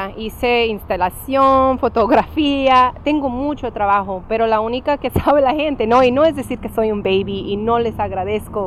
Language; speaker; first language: Spanish; early bilingual, heritage; English